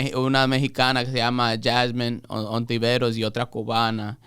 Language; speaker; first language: Spanish; early bilingual, heritage; Spanish